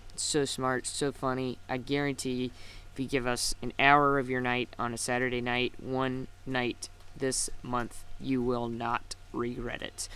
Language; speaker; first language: English; native; English